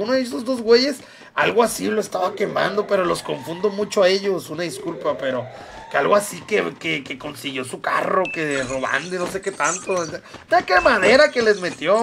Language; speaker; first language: Spanish; native; Spanish